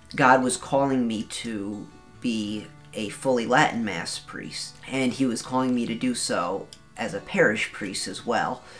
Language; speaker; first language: English; native; English